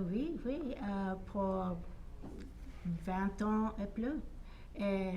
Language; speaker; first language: French; non-native, learner; English